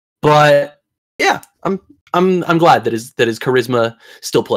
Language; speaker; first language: English; native; English